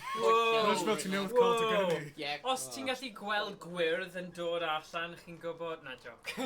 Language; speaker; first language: Welsh; non-native, local second language; English